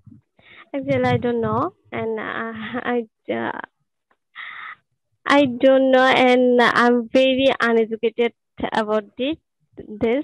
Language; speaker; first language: English; non-native, learner; Bangla